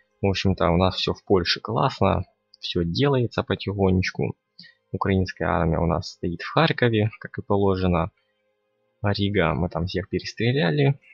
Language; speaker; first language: Russian; native; Russian